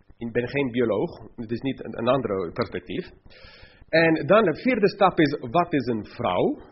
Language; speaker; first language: Dutch; non-native, fluent; English